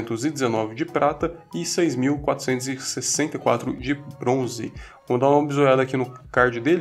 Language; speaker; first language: Portuguese; native; Portuguese